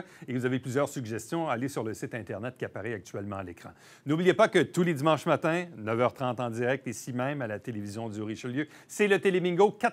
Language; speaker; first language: French; native; French